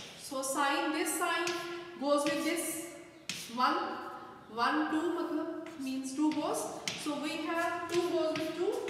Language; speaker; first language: English; non-native, local second language; Hindi